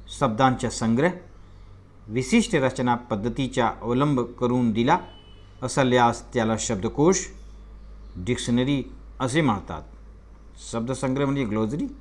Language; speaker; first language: Marathi; non-native, local second language; Hindi